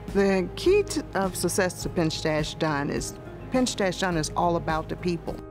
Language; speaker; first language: English; native; English